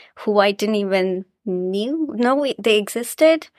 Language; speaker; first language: English; non-native, local second language; Hindi